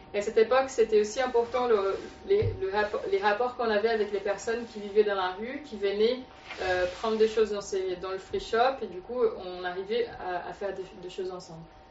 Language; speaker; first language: French; native; French